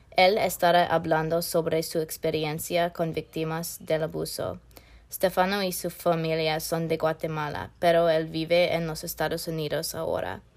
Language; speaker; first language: Spanish; non-native, fluent; English